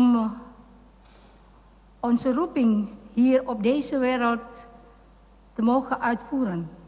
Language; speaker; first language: Dutch; non-native, fluent; Indonesian